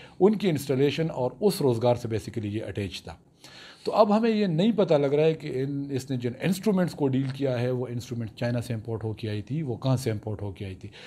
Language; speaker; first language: Urdu; non-native, local second language; Pashto